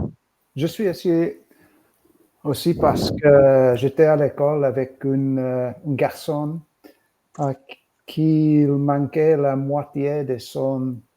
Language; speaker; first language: French; non-native, learner; English